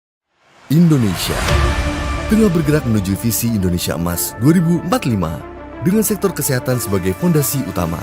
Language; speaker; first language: Indonesian; native; Indonesian